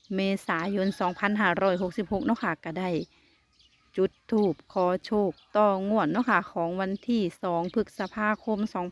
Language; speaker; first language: Thai; native; Thai